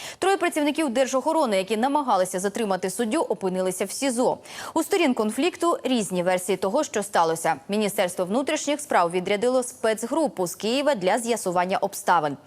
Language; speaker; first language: Ukrainian; native; Ukrainian